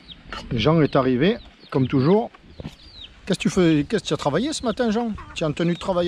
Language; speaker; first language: French; native; French